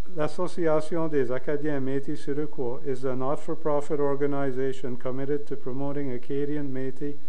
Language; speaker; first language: English; non-native, local second language; French